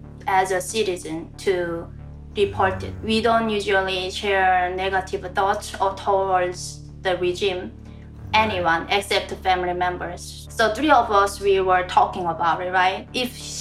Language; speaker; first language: English; non-native, learner; Korean